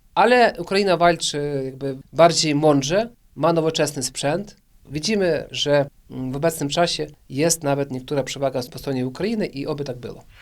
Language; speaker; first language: Polish; early bilingual, heritage; Polish